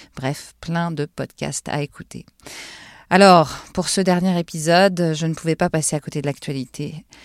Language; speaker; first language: French; native; French